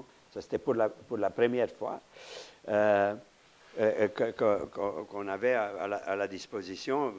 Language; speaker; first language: French; non-native, fluent; Romanian